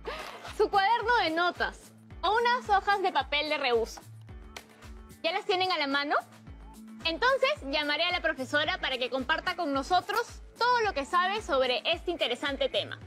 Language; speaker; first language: Spanish; native; Spanish